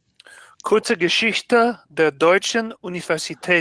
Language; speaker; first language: German; non-native, learner; English